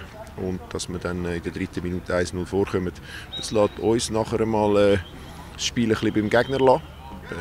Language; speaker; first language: German; native; German